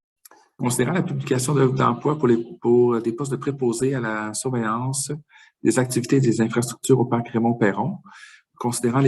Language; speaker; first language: French; native; French